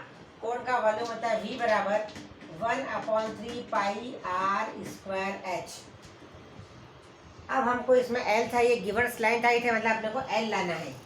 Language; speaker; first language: Hindi; native; Hindi